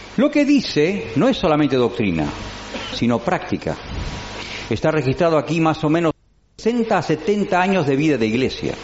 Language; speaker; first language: Spanish; native; Spanish